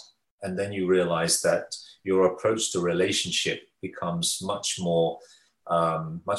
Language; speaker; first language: English; native; English